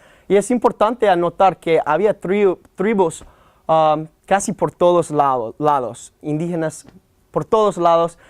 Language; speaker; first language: Spanish; non-native, learner; English